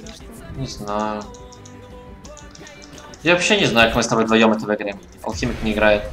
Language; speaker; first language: Russian; native; Russian